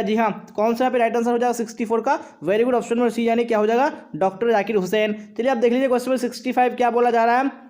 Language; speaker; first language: Hindi; native; Hindi